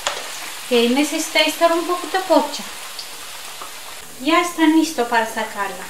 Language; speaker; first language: Spanish; non-native, learner; Turkish